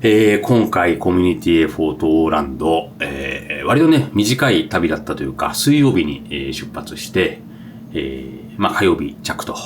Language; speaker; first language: Japanese; native; Japanese